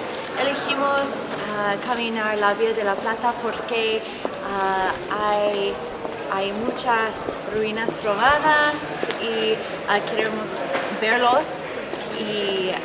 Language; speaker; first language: Spanish; non-native, fluent; English